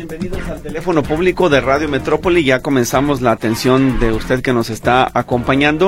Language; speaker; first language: Spanish; native; Spanish